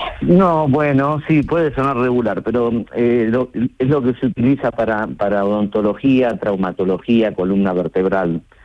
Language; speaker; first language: Spanish; native; Spanish